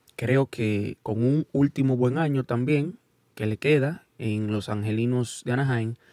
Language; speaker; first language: Spanish; early bilingual, heritage; Spanish